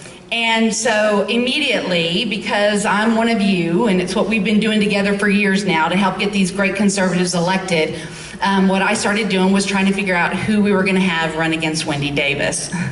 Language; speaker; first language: English; native; English